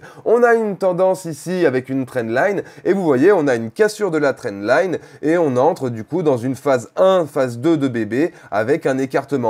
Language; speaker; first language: French; native; French